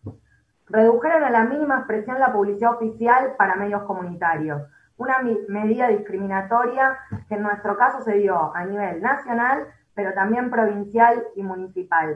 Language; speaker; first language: Spanish; native; Spanish